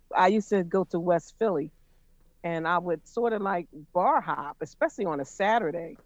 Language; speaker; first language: English; native; English